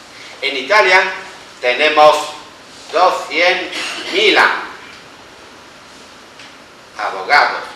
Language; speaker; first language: Spanish; non-native, fluent; Italian